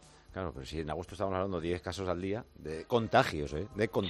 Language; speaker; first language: Spanish; native; Spanish